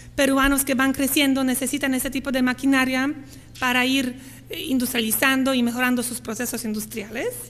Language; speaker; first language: Spanish; non-native, fluent; Polish